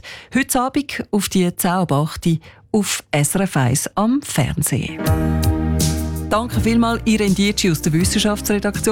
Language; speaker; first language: German; native; German